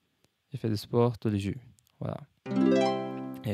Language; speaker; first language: French; non-native, learner; English